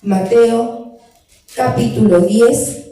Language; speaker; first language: Spanish; native; Spanish